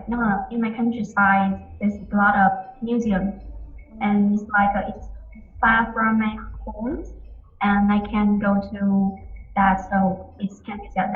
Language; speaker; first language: English; non-native, learner; Vietnamese